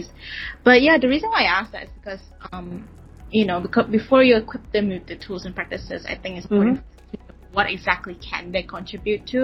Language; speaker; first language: English; non-native, local second language; Malay